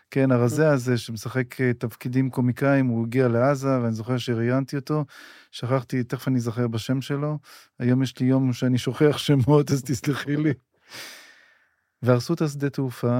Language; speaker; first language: Hebrew; native; Hebrew